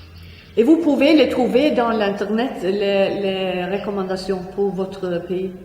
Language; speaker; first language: French; non-native, fluent; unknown